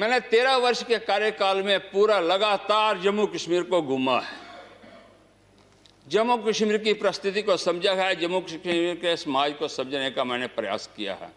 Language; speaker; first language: Hindi; non-native, local second language; Dogri